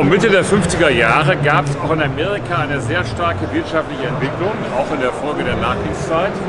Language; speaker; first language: German; native; German